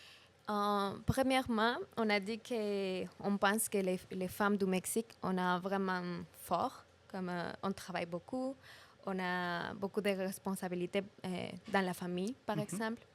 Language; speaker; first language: French; non-native, learner; Spanish